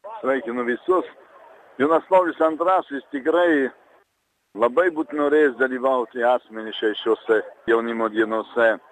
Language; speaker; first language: Lithuanian; early bilingual, heritage; Lithuanian